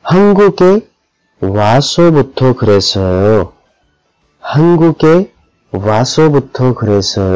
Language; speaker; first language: Korean; non-native, fluent; Urdu